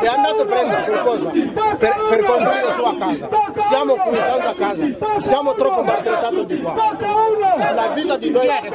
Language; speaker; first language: Italian; non-native, learner; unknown